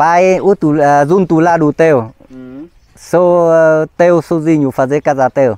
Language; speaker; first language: Portuguese; non-native, learner; Vietnamese